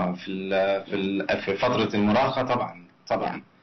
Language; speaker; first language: Arabic; native; Arabic